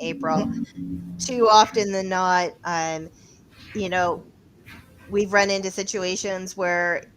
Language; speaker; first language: English; native; English